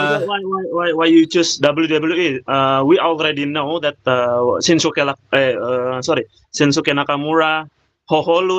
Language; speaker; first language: English; non-native, learner; Indonesian